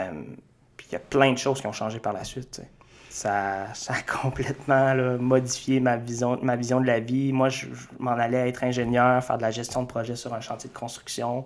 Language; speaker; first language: French; native; French